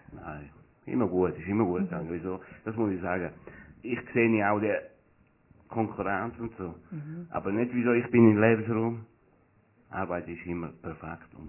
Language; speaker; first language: German; non-native, learner; Italian